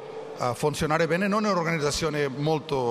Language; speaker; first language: Italian; non-native, learner; Catalan